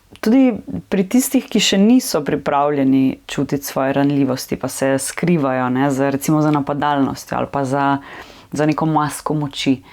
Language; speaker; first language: Slovenian; native; Slovenian